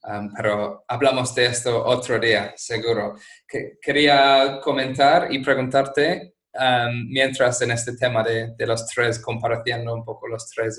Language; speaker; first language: Spanish; non-native, fluent; English